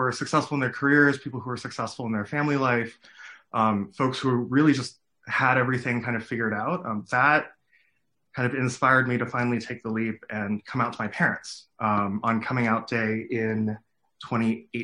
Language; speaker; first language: English; non-native, local second language; Cantonese